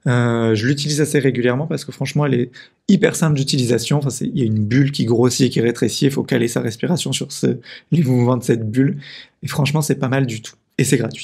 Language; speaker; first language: French; native; French